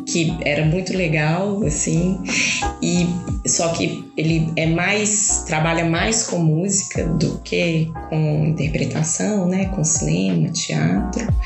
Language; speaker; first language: Portuguese; native; Portuguese